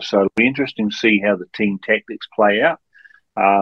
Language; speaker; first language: English; native; English